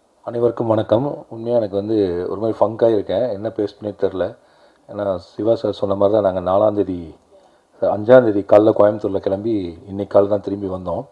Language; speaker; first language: Tamil; native; Tamil